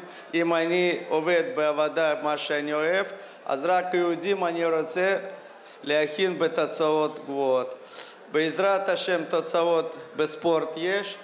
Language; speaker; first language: Hebrew; non-native, fluent; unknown